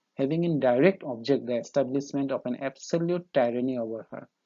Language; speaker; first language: English; non-native, local second language; Assamese